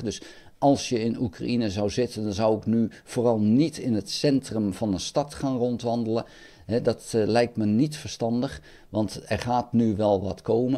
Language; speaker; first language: Dutch; native; Dutch